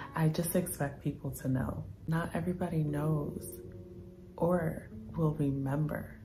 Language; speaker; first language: English; native; English